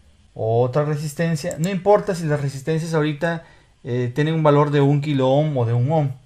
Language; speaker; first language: Spanish; native; Spanish